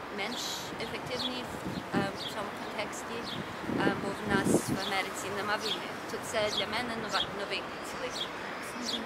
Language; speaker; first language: Ukrainian; early bilingual, heritage; Ukrainian